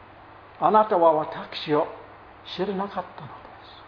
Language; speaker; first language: Japanese; non-native, fluent; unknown